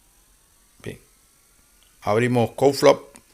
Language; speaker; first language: Spanish; native; Spanish